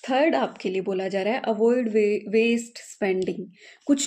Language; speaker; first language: Hindi; native; Hindi